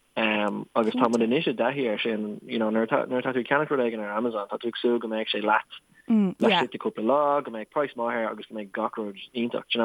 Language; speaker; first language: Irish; non-native, local second language; English